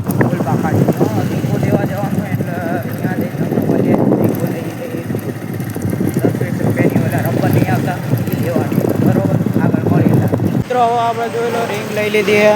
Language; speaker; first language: Gujarati; native; Gujarati